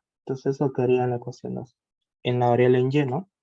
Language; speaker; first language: Spanish; native; Spanish